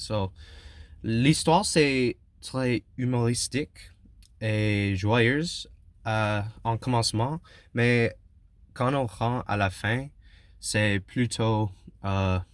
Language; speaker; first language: French; non-native, learner; English